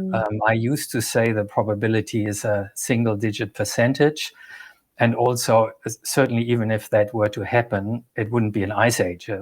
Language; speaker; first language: English; non-native, fluent; German